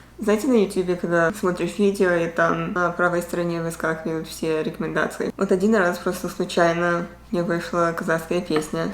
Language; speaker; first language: Russian; early bilingual, heritage; Russian